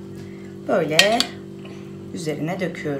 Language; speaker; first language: Turkish; native; Turkish